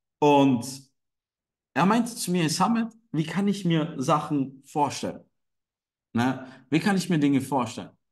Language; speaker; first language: German; non-native, fluent; Turkish